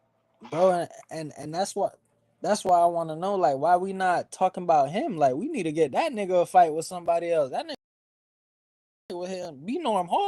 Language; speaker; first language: English; native; English